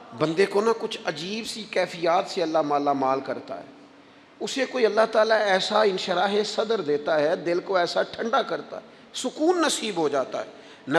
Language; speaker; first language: Urdu; non-native, local second language; Punjabi